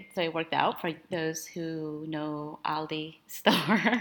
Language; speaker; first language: English; early bilingual, other home language; Spanish